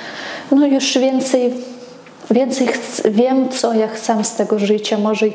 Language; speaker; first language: Polish; non-native, fluent; Ukrainian